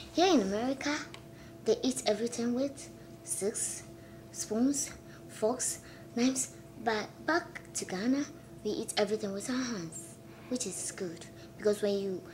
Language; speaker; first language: English; non-native, local second language; Akan